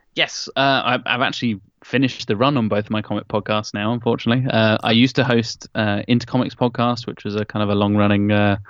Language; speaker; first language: English; native; English